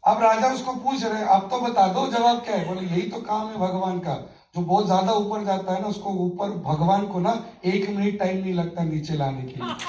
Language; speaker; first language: Hindi; non-native, local second language; Bangla